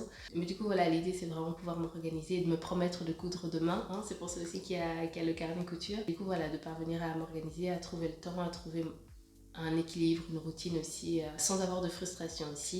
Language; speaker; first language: French; native; French